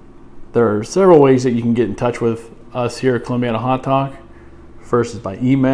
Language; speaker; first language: English; native; English